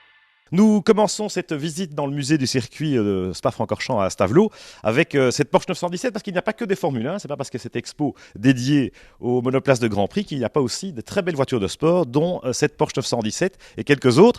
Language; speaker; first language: French; native; French